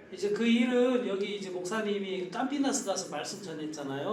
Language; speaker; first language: Korean; native; Korean